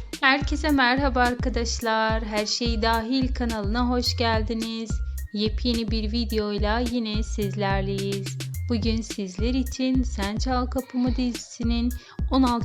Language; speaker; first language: Turkish; native; Turkish